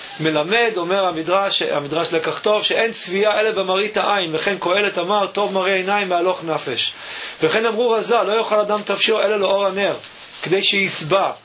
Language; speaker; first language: Hebrew; native; Hebrew